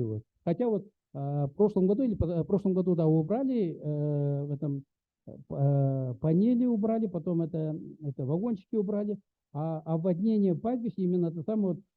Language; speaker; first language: Russian; native; Russian